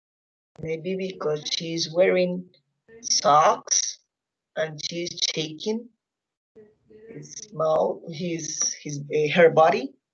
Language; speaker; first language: English; non-native, fluent; Spanish